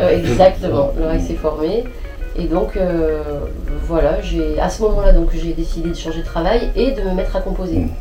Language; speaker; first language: French; native; French